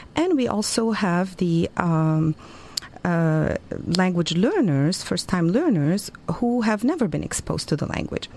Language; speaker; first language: English; non-native, fluent; Arabic